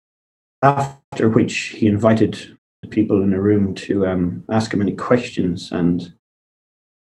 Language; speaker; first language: English; native; English